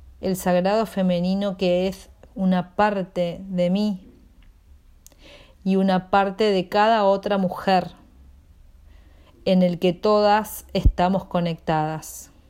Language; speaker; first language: Spanish; native; Spanish